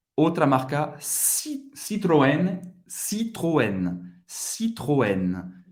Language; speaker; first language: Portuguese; non-native, fluent; French